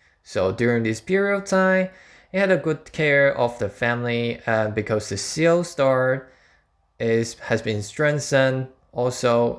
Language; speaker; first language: English; non-native, fluent; Chinese